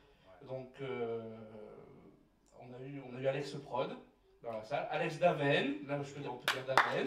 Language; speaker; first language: French; native; French